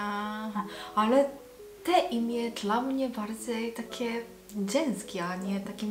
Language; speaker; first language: Polish; non-native, learner; Korean